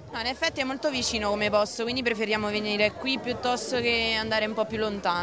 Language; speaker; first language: Italian; native; Italian